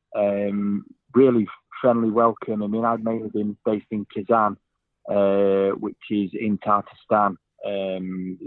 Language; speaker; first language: English; native; English